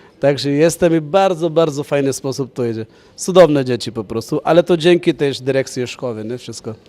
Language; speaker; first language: Polish; non-native, fluent; Punjabi